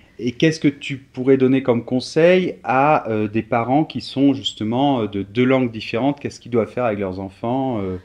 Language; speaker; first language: French; native; French